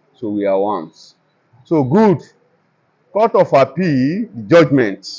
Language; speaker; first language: English; non-native, local second language; Yoruba